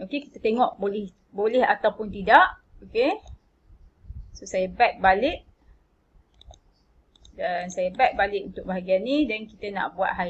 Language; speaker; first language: Malay; native; Malay